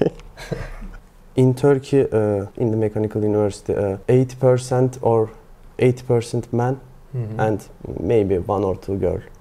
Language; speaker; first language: English; non-native, learner; Turkish